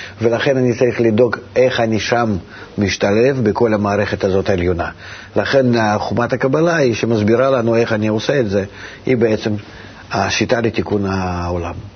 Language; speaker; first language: Hebrew; non-native, fluent; Russian